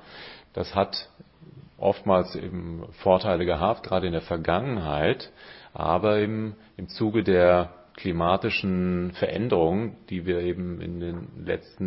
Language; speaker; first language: German; native; German